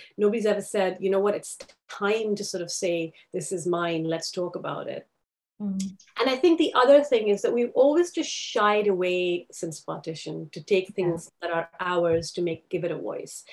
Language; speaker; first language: English; non-native, local second language; Urdu